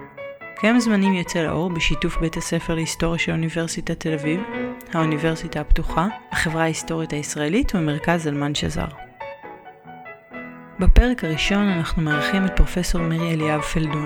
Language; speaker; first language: Hebrew; native; Hebrew